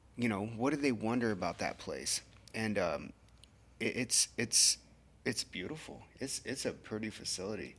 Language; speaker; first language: English; native; English